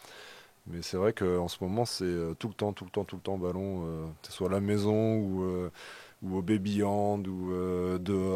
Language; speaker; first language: French; native; French